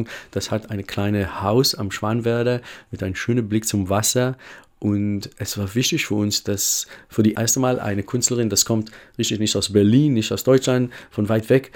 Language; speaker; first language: German; non-native, fluent; Hebrew